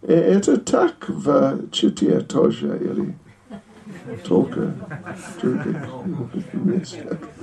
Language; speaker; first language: Russian; non-native, learner; English